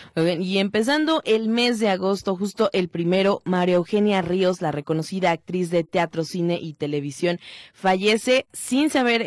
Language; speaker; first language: Spanish; native; Spanish